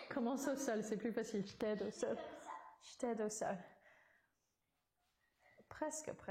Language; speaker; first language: French; non-native, fluent; English